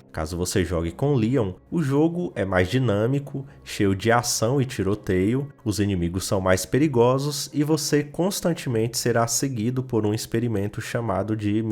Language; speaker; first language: Portuguese; native; Portuguese